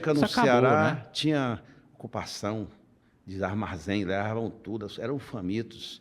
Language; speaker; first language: Portuguese; native; Portuguese